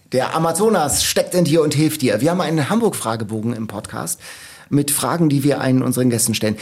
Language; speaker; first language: German; native; German